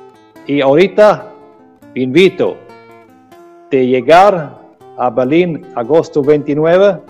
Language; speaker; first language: Spanish; non-native, learner; German